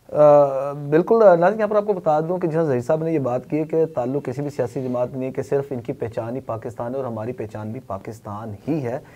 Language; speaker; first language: Urdu; native; Urdu